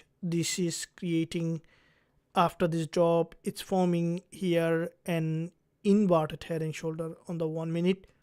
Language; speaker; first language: English; non-native, fluent; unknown